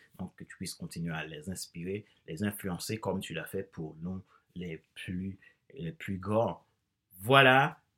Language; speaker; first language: French; non-native, local second language; Haitian Creole